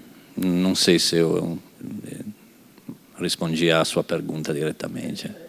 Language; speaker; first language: Portuguese; non-native, fluent; Italian